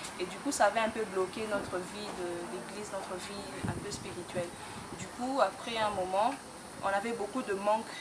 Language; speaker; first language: French; non-native, local second language; Lingala